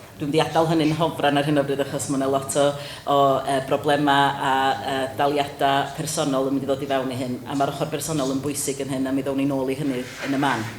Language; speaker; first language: Welsh; native; Welsh